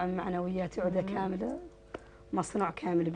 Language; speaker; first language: Arabic; native; Arabic